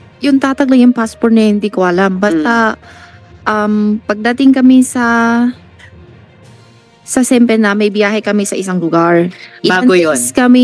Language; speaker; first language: Filipino; non-native, learner; Chinese